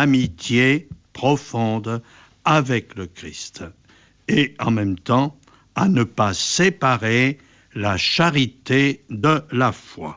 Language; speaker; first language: French; native; French